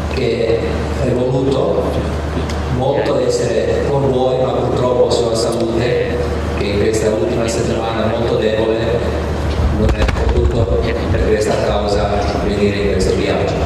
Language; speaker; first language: Italian; non-native, fluent; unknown